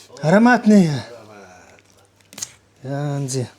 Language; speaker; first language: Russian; non-native, learner; Mongolian